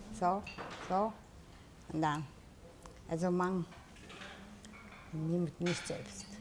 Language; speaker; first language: German; non-native, learner; Japanese